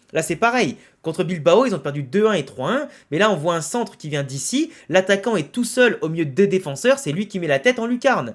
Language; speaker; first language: French; native; French